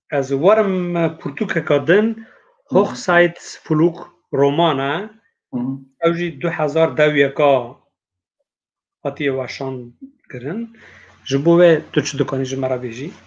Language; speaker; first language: Kurdish; native; Kurdish